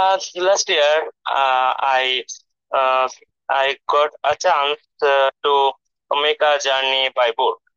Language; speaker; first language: English; non-native, learner; Bangla